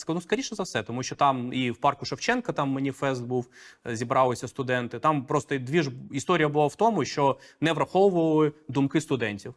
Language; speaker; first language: Ukrainian; non-native, local second language; Russian